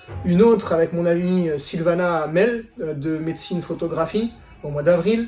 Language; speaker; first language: French; native; French